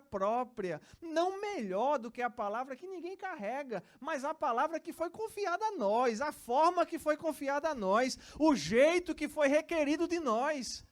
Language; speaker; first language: Portuguese; native; Portuguese